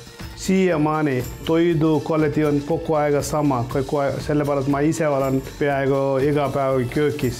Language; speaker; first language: Estonian; non-native, learner; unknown